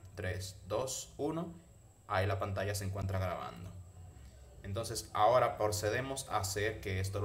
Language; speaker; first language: Spanish; native; Spanish